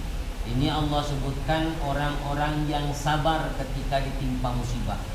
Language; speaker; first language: Indonesian; native; Indonesian